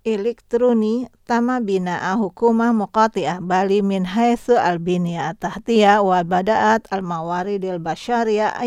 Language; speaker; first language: Arabic; non-native, fluent; Indonesian